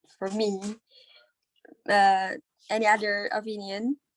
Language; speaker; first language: English; non-native, learner; Indonesian